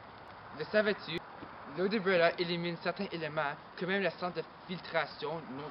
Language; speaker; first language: French; non-native, local second language; English